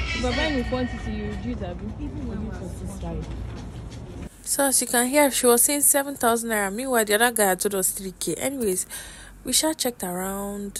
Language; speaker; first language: English; native; English